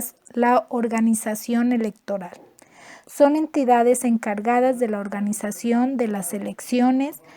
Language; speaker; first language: Spanish; native; Spanish